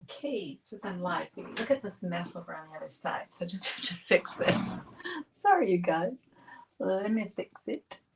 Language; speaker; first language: English; native; English